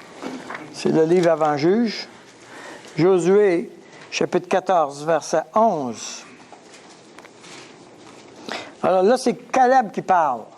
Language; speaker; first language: French; native; French